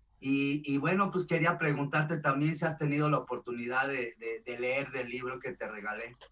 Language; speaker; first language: Spanish; native; Spanish